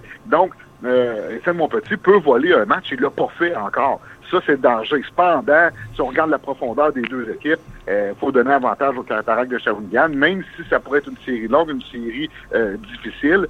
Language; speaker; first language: French; native; French